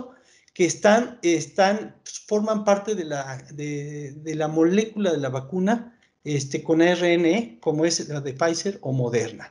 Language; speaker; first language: Spanish; native; Spanish